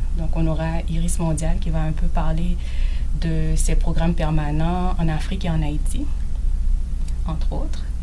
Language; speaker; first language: French; non-native, local second language; Haitian Creole